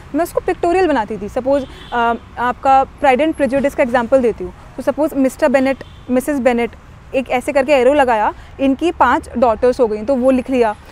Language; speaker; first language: Hindi; native; Hindi